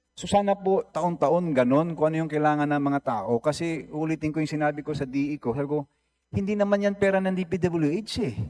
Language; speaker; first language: Filipino; non-native, local second language; Cebuano